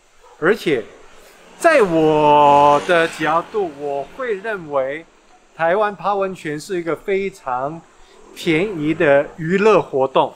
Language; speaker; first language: Chinese; non-native, local second language; Cantonese